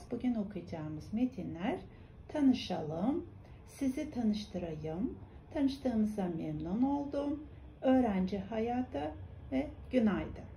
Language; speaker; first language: Turkish; non-native, fluent; Kazakh